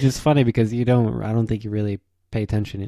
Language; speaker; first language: English; native; English